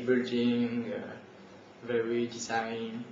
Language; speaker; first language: English; non-native, learner; French